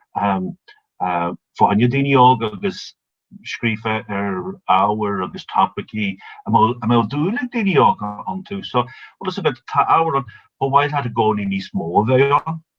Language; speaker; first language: Irish; native; Irish